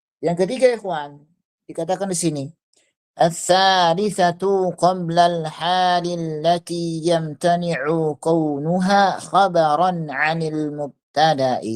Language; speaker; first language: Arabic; non-native, fluent; Indonesian